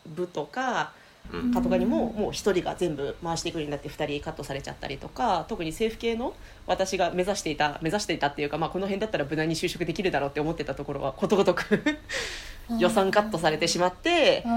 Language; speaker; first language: Japanese; early bilingual, heritage; Finnish